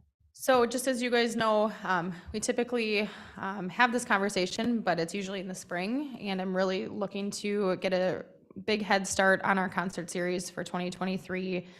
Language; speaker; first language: English; native; English